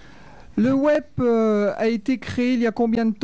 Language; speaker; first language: French; native; French